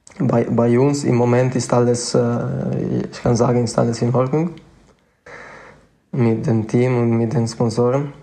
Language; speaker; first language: German; non-native, fluent; Italian